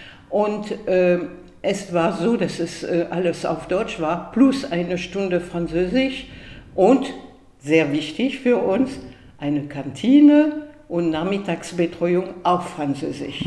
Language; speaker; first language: German; non-native, fluent; French